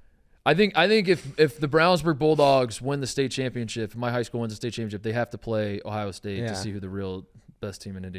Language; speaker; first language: English; native; English